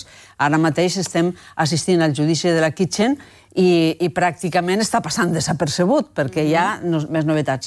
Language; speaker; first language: Catalan; native; Catalan